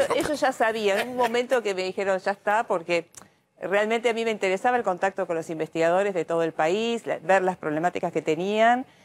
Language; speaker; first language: Spanish; early bilingual, heritage; Spanish